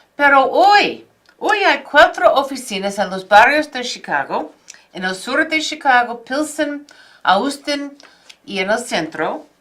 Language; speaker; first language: Spanish; non-native, fluent; English